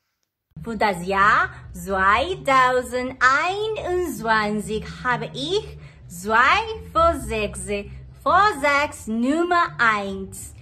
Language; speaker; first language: German; non-native, learner; Spanish